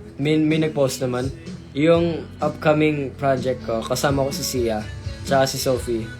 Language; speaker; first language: Filipino; native; Filipino